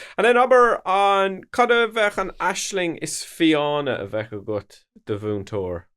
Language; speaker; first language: Irish; non-native, local second language; English